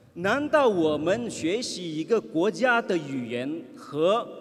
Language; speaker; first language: Chinese; non-native, fluent; Indonesian